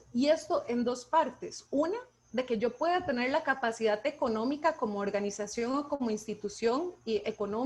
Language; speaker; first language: Spanish; native; Spanish